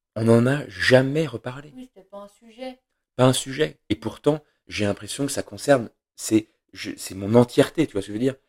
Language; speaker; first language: French; native; French